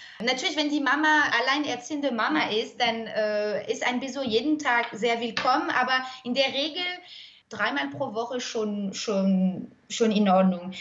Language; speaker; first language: German; non-native, fluent; French